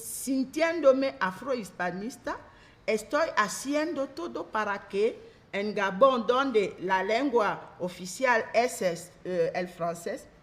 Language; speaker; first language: Spanish; non-native, fluent; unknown